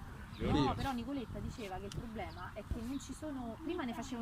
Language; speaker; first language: Italian; native; Italian